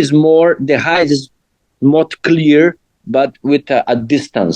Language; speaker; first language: English; non-native, learner; Portuguese